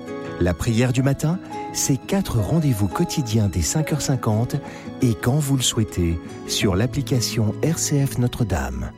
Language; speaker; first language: French; native; French